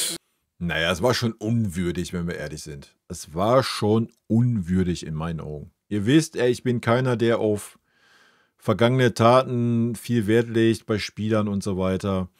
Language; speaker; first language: German; native; German